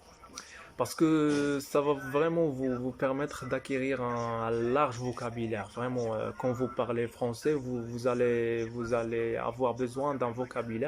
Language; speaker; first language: French; non-native, fluent; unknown